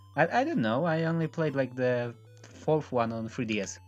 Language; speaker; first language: English; non-native, fluent; Polish